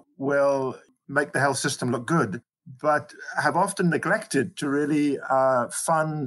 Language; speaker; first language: English; native; English